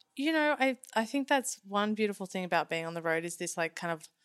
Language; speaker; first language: English; native; English